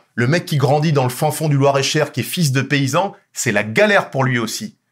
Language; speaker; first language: French; native; French